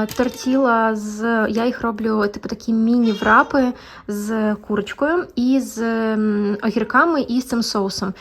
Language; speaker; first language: Ukrainian; non-native, local second language; Russian